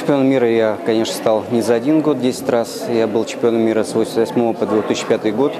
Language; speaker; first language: Russian; native; Russian